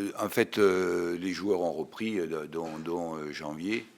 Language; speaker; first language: French; native; French